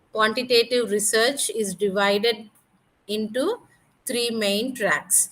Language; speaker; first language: English; non-native, local second language; Telugu